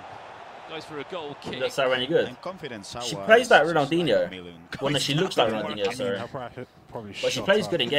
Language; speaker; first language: English; native; English